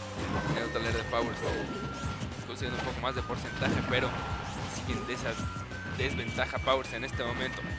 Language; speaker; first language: Spanish; native; Spanish